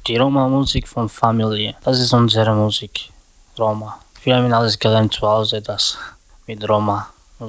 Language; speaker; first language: German; non-native, learner; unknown